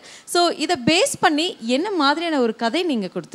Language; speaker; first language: Tamil; native; Tamil